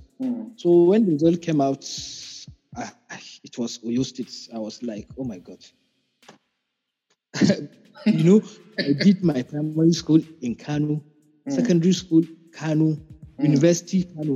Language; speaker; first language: English; non-native, local second language; Hausa